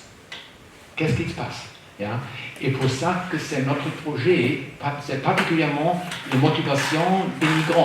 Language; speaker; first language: French; non-native, fluent; German